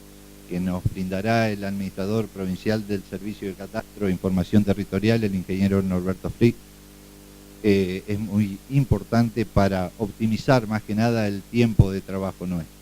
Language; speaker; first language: Spanish; native; Spanish